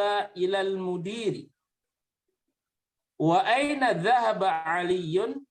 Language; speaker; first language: Arabic; non-native, fluent; Indonesian